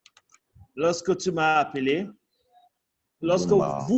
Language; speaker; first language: French; non-native, fluent; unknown